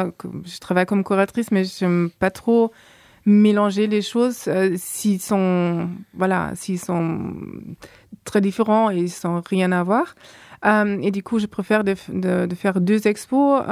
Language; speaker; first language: French; non-native, fluent; German